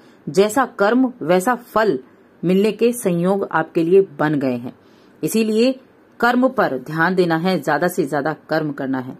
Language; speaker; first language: Hindi; native; Hindi